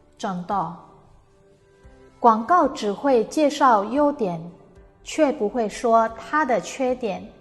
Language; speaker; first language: Chinese; non-native, fluent; Indonesian